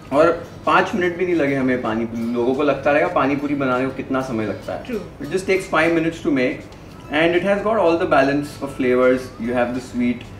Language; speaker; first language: Hindi; non-native, local second language; Punjabi